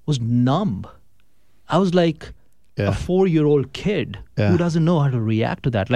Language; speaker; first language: English; non-native, local second language; Urdu